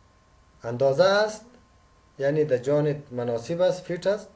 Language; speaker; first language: Persian; native; Persian